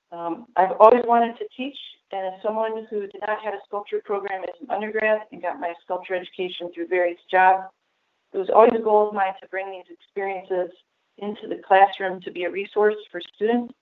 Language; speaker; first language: English; native; English